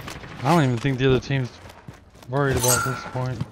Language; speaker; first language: English; native; English